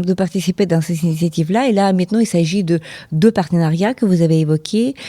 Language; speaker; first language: French; non-native, fluent; Ukrainian